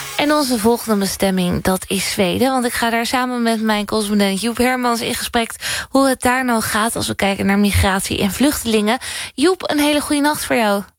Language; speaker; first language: Dutch; native; Dutch